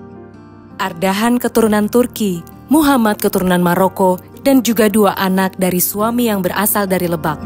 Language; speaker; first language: Indonesian; native; Indonesian